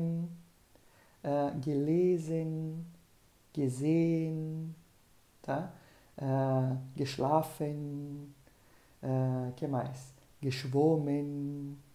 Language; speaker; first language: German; non-native, fluent; Portuguese